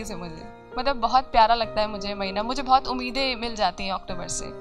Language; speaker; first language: Hindi; native; Hindi